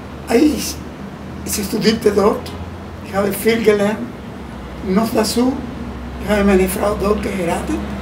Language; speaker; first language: German; non-native, learner; Spanish